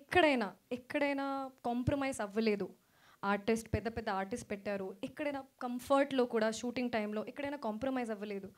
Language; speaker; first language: Telugu; non-native, fluent; Hindi